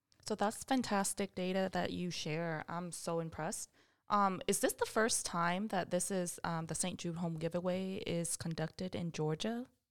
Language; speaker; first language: English; early bilingual, other home language; Vietnamese